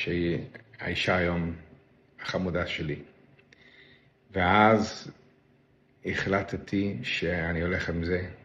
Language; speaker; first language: Hebrew; non-native, local second language; Yiddish